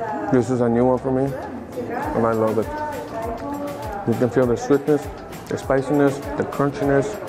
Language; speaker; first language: English; early bilingual, other home language; Spanish